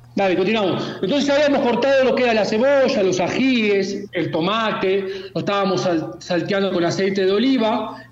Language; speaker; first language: Spanish; native; Spanish